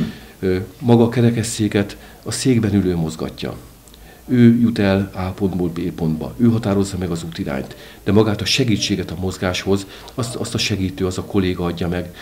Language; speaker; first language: Hungarian; native; Hungarian